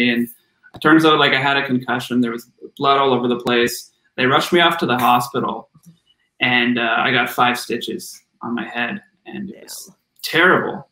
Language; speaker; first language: English; native; English